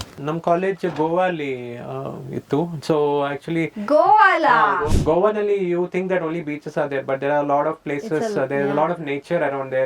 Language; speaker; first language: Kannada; non-native, learner; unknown